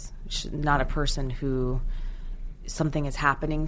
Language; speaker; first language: English; native; English